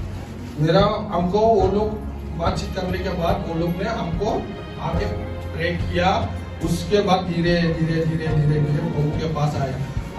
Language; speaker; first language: Hindi; non-native, local second language; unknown